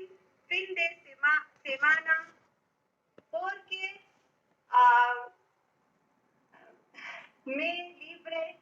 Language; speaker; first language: Spanish; non-native, learner; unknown